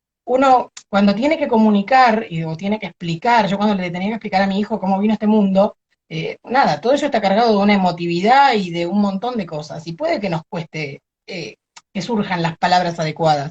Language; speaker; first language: Spanish; native; Spanish